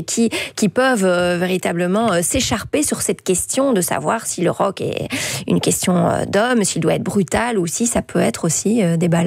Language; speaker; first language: French; native; French